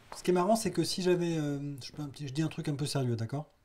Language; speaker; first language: French; native; French